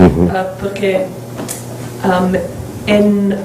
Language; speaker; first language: Spanish; non-native, learner; English